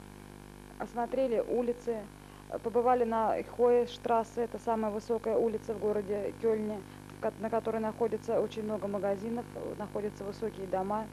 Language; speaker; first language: Russian; native; Russian